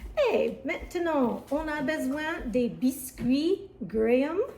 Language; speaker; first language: French; non-native, learner; English